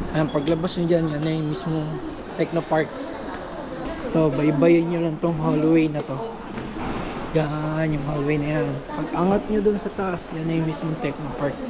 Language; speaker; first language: Filipino; native; Filipino